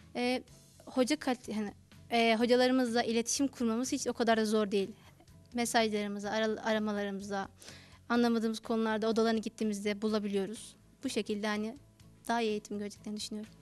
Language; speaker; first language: Turkish; non-native, fluent; Arabic